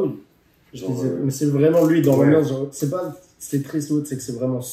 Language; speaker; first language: French; native; French